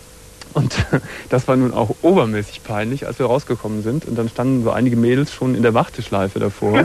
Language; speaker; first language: German; native; German